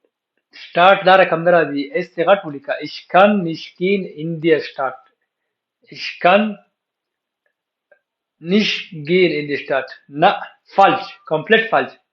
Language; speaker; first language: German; non-native, fluent; Pashto